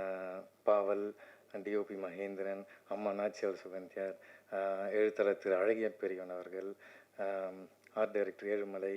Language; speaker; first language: Tamil; native; Tamil